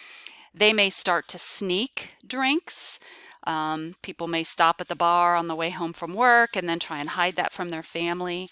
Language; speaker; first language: English; native; English